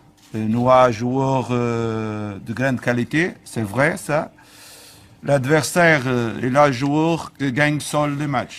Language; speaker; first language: French; non-native, learner; Portuguese